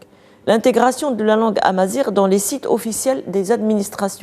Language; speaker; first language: French; non-native, local second language; Arabic